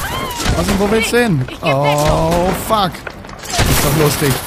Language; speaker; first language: German; native; German